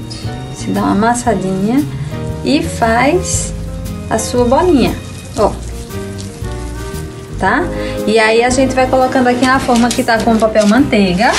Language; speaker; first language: Portuguese; native; Portuguese